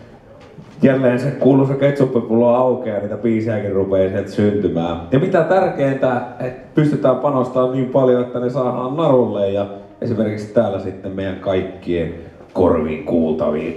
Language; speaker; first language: Finnish; native; Finnish